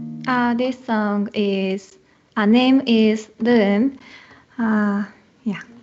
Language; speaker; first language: English; non-native, learner; Japanese